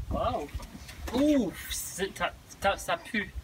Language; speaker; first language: French; non-native, fluent; English